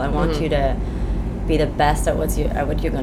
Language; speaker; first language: English; non-native, fluent; French